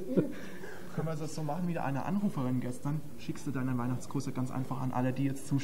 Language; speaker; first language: German; native; German